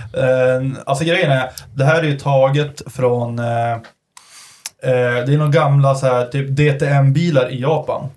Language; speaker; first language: Swedish; native; Swedish